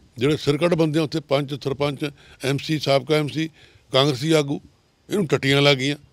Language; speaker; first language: Punjabi; native; Punjabi